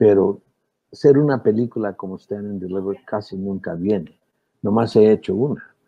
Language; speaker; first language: Spanish; early bilingual, heritage; Spanish